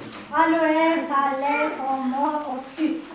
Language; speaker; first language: French; non-native, fluent; Yakut